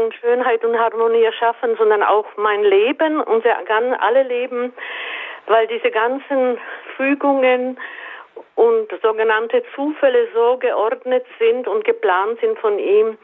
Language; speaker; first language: German; native; German